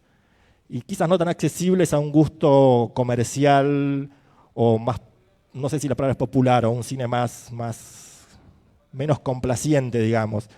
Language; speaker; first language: Spanish; native; Spanish